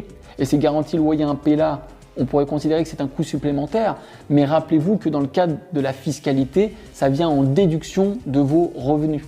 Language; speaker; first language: French; native; French